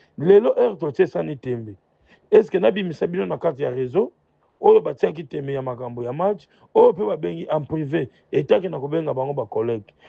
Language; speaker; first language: Lingala; non-native, local second language; Kongo